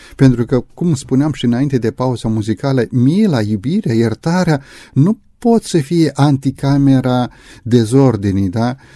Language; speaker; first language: Romanian; native; Romanian